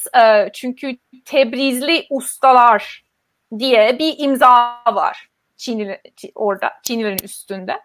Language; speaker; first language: Turkish; non-native, fluent; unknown